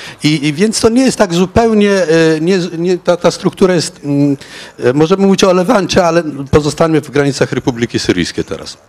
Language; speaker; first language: Polish; non-native, fluent; Arabic